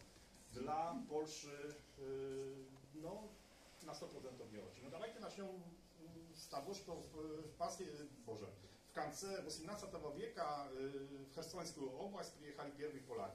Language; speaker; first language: Polish; non-native, learner; Russian